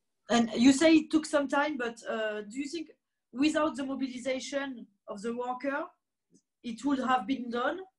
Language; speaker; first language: English; non-native, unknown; French